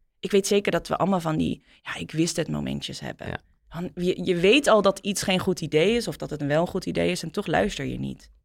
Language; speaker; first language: Dutch; native; Dutch